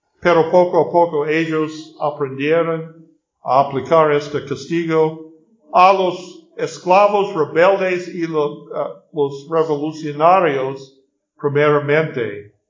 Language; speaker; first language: Spanish; non-native, learner; English